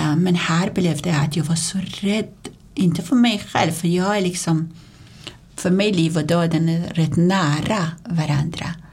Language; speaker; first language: Swedish; non-native, fluent; Persian